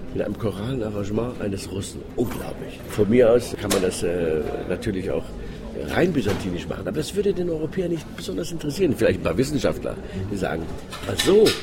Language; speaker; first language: German; non-native, fluent; Greek